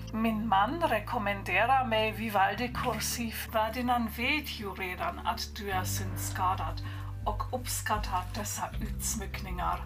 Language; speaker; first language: Swedish; non-native, fluent; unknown